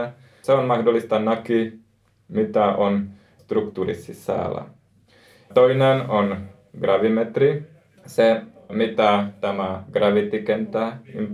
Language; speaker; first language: Finnish; non-native, learner; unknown